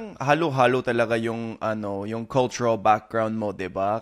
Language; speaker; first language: Filipino; non-native, fluent; English